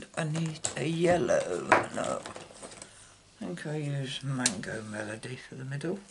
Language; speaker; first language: English; native; English